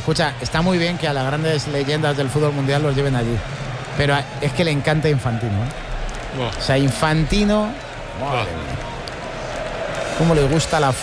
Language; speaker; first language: Spanish; native; Spanish